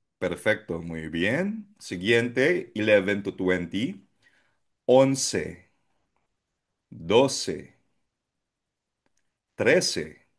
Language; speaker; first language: Spanish; non-native, fluent; Filipino